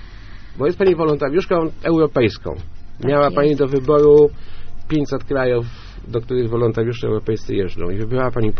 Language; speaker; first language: Polish; native; Polish